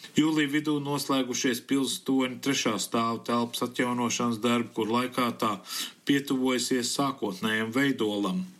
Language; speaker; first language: Latvian; early bilingual, heritage; Latvian